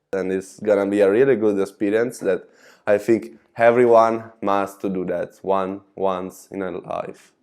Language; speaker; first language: English; non-native, learner; Italian